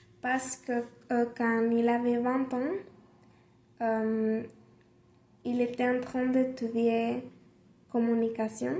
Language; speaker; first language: French; non-native, learner; Spanish